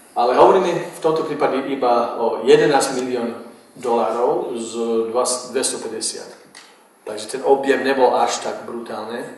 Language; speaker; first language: Slovak; non-native, fluent; English